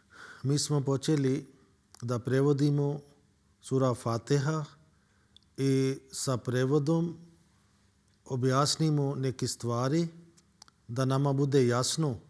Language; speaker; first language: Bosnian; non-native, learner; Urdu